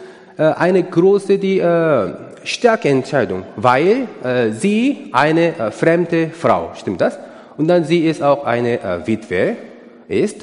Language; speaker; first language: German; non-native, learner; Korean